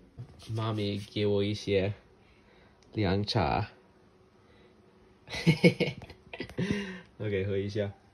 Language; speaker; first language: Chinese; non-native, learner; English